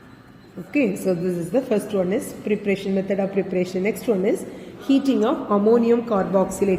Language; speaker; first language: English; non-native, local second language; Tamil